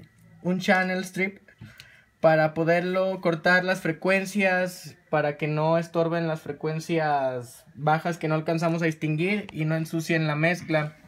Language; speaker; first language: Spanish; native; Spanish